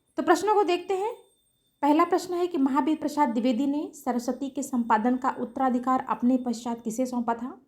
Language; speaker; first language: Hindi; native; Hindi